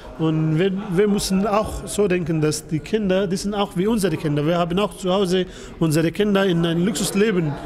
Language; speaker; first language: German; non-native, fluent; Persian